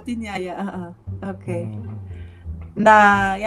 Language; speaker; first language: Indonesian; non-native, fluent; Russian